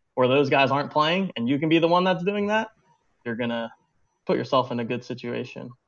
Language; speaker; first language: English; native; English